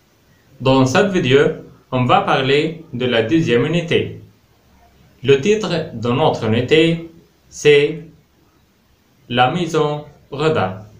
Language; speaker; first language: French; non-native, fluent; Arabic